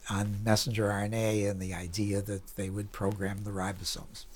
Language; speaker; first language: English; native; English